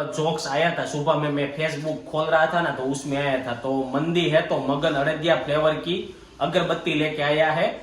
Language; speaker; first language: Hindi; non-native, local second language; Gujarati